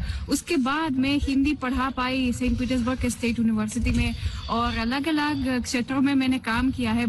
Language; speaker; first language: Hindi; non-native, fluent; Russian